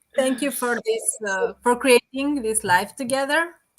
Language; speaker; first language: English; non-native, fluent; Romanian